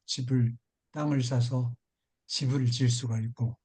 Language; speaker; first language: Korean; native; Korean